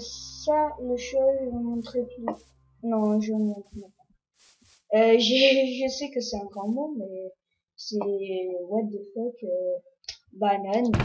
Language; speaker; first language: French; non-native, learner; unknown